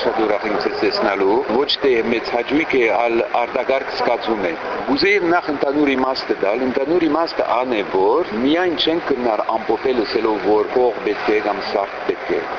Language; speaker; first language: Armenian; early bilingual, heritage; Armenian